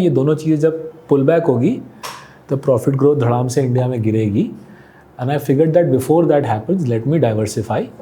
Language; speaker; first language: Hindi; non-native, local second language; Bangla